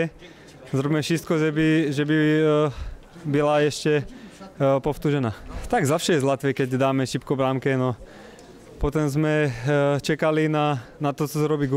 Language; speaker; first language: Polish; non-native, learner; Slovak